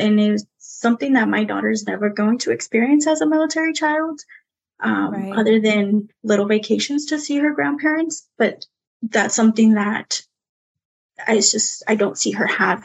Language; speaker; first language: English; early bilingual, other home language; Spanish